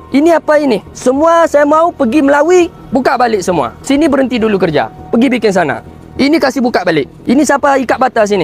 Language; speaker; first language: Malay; non-native, local second language; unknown